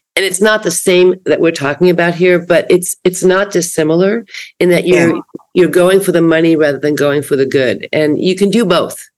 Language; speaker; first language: English; native; English